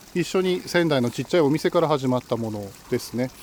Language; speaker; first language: Japanese; native; Japanese